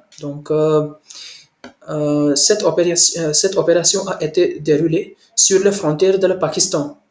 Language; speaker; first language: French; non-native, learner; Hindi